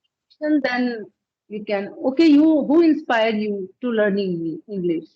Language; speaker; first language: English; non-native, learner; Punjabi